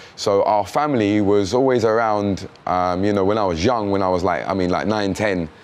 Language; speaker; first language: English; native; English